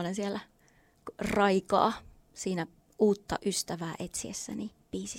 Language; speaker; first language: Finnish; native; Finnish